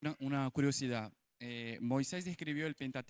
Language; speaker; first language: Spanish; native; Spanish